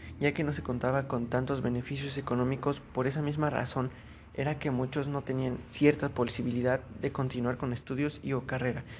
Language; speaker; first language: Spanish; native; Spanish